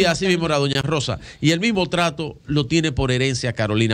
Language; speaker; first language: Spanish; native; Spanish